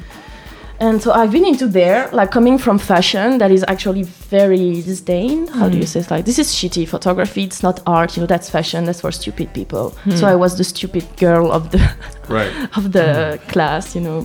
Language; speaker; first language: English; non-native, fluent; French